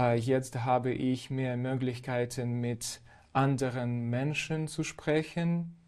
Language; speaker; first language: German; non-native, fluent; Ukrainian